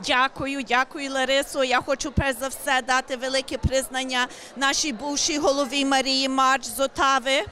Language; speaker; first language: Ukrainian; early bilingual, heritage; English